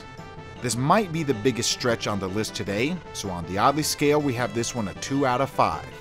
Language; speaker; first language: English; native; English